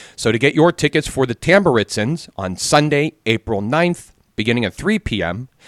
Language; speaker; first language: English; native; English